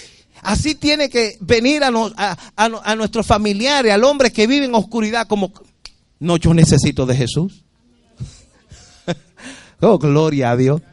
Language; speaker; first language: Spanish; native; Spanish